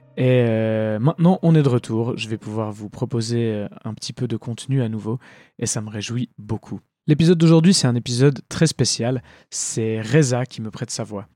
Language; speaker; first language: French; native; French